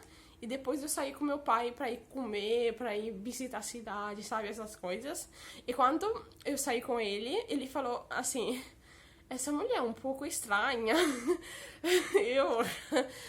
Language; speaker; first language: Portuguese; early bilingual, heritage; Portuguese